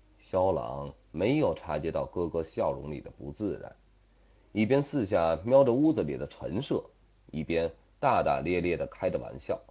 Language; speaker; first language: Chinese; native; Chinese